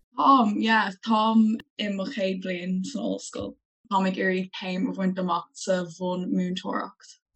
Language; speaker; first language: Irish; non-native, local second language; English